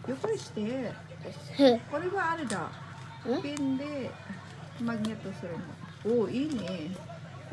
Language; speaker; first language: Japanese; non-native, fluent; Filipino